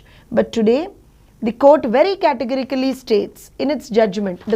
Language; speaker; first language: English; non-native, local second language; Telugu